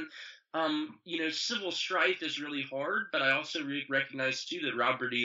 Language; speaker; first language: English; native; English